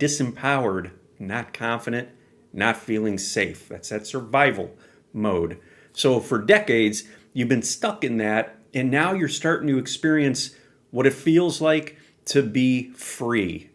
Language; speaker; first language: English; native; English